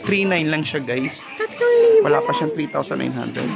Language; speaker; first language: Filipino; native; Filipino